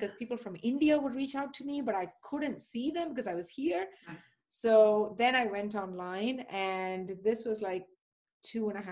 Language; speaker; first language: English; non-native, local second language; Tamil